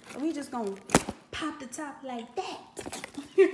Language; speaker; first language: English; native; English